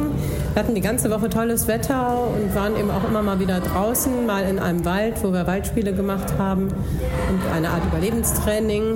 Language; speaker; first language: German; native; German